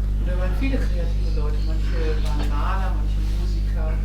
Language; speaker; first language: German; native; German